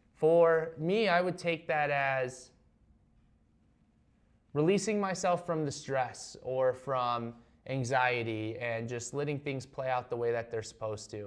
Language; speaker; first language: English; native; English